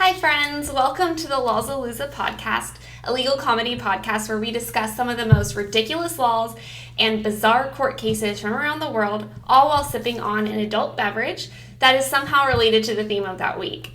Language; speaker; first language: English; native; English